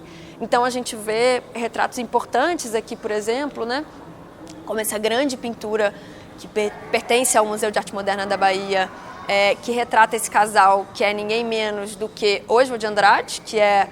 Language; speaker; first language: Portuguese; native; Portuguese